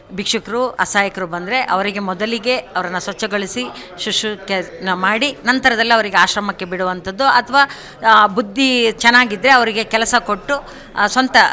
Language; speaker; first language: Kannada; non-native, local second language; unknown